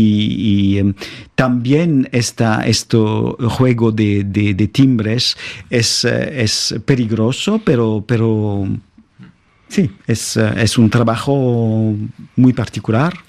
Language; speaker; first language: Spanish; non-native, fluent; French